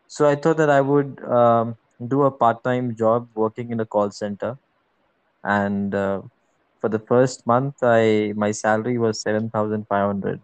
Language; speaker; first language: English; non-native, local second language; Malayalam